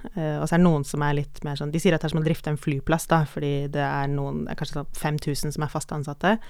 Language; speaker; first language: Norwegian; native; Norwegian